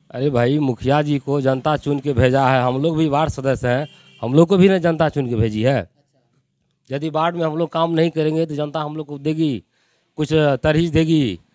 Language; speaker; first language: Hindi; native; Hindi